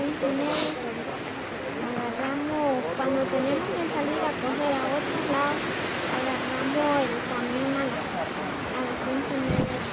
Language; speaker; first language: Spanish; native; Spanish